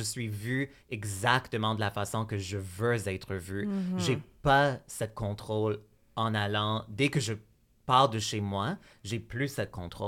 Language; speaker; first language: French; native; French